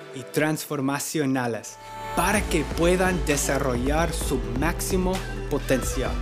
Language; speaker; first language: Spanish; non-native, fluent; English